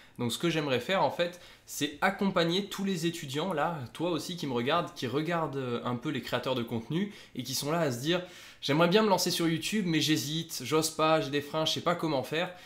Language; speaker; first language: French; native; French